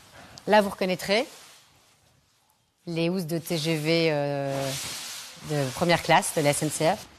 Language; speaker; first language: French; native; French